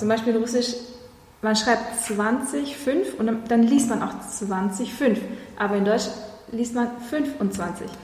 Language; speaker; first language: German; non-native, fluent; Russian